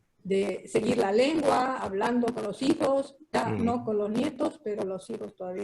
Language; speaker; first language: Spanish; early bilingual, other home language; Hungarian